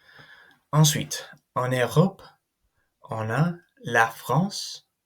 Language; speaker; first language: French; non-native, fluent; English